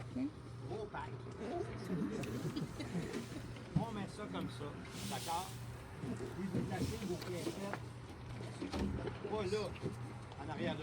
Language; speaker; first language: French; native; French